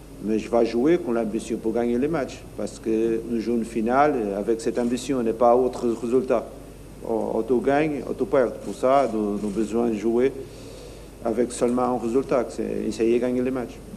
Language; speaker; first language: French; non-native, learner; Portuguese